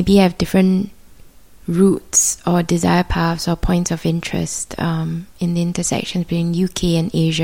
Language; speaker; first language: English; native; English